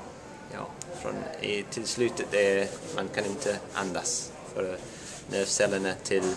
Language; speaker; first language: Swedish; non-native, learner; English